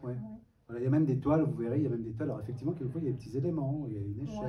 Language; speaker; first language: French; native; French